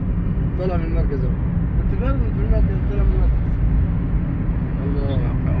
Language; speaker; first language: Arabic; native; Arabic